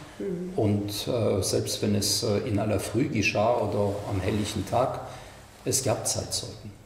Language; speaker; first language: German; non-native, fluent; French